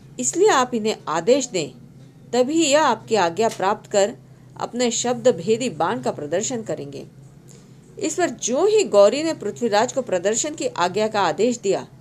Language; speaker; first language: Hindi; non-native, local second language; Marathi